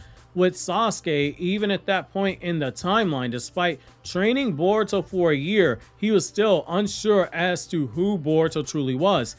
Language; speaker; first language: English; native; English